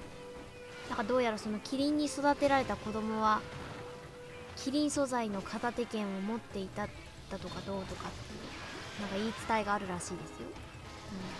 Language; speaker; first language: Japanese; native; Japanese